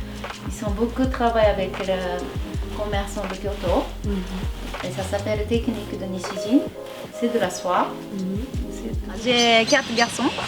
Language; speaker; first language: French; non-native, fluent; Japanese